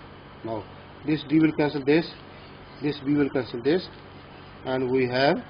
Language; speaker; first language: English; non-native, local second language; Urdu